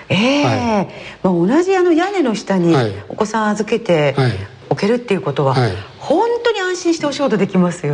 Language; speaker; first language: Japanese; native; Japanese